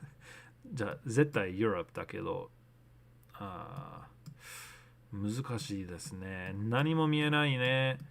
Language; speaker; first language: Japanese; non-native, learner; English